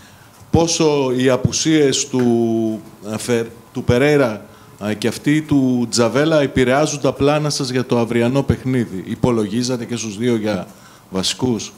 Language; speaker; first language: Greek; native; Greek